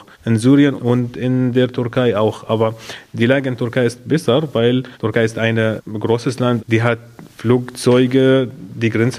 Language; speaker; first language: German; non-native, learner; Arabic